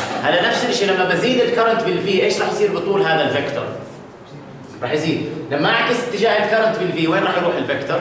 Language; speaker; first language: Arabic; native; Arabic